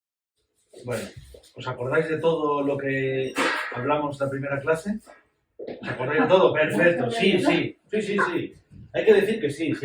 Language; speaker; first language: Spanish; native; Spanish